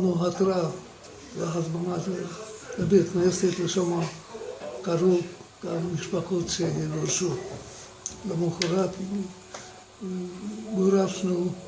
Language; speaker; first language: Hebrew; non-native, fluent; Romanian